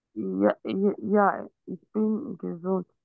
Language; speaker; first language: German; non-native, learner; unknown